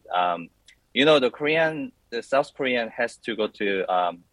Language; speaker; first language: English; non-native, learner; Korean